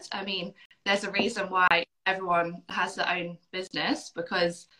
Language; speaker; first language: English; native; English